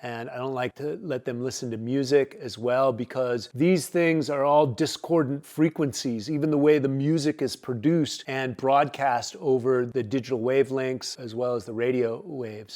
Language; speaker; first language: English; native; English